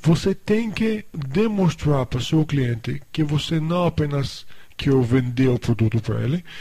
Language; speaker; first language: Portuguese; non-native, fluent; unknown